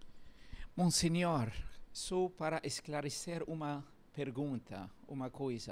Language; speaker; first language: Portuguese; non-native, learner; Arabic